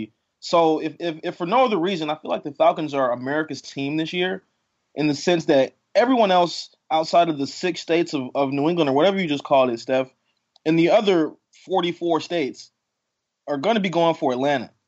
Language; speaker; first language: English; native; English